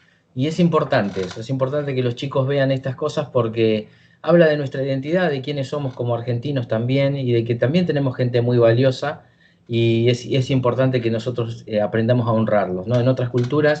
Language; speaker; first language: Spanish; native; Spanish